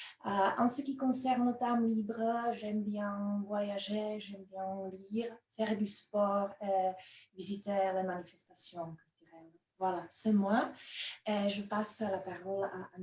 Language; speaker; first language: French; non-native, fluent; Czech